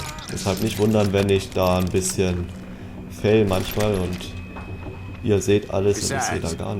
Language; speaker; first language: German; native; German